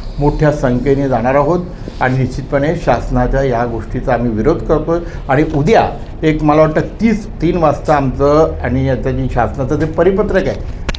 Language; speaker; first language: Marathi; native; Marathi